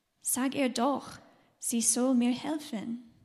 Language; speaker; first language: German; non-native, fluent; English